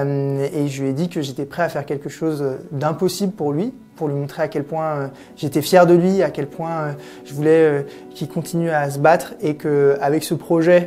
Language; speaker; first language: French; native; French